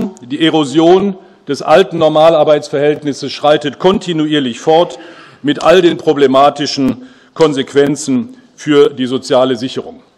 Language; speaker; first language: German; native; German